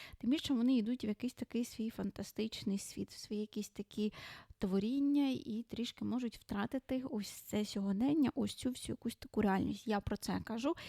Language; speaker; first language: Ukrainian; non-native, local second language; Russian